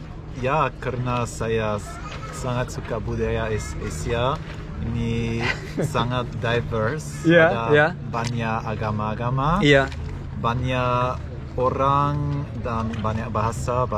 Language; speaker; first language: Indonesian; non-native, learner; Swiss German